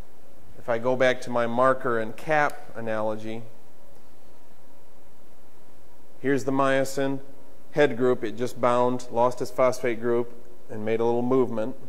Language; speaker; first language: English; native; English